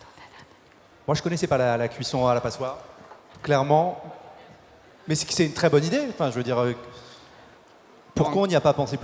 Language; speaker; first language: French; native; French